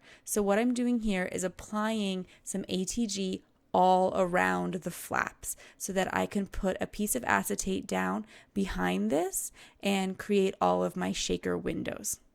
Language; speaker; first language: English; native; English